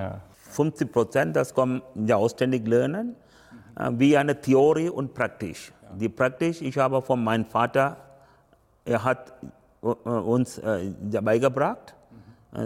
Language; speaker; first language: German; non-native, learner; Tamil